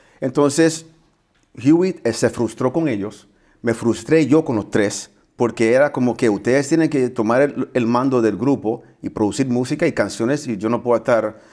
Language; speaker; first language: Spanish; early bilingual, heritage; Spanish